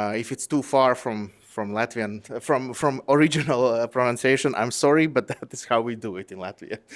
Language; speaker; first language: English; non-native, fluent; Latvian